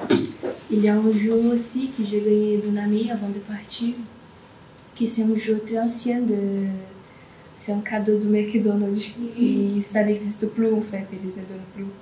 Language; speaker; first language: French; non-native, learner; Portuguese